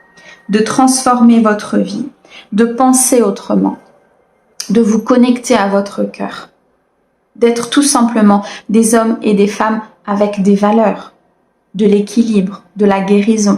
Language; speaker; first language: French; native; French